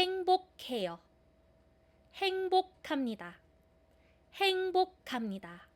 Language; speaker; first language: Korean; non-native, fluent; Filipino